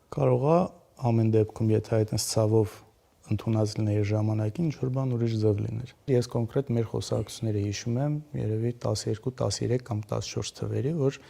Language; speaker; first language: Armenian; native; Armenian